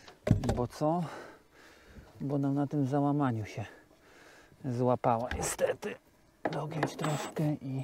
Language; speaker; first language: Polish; native; Polish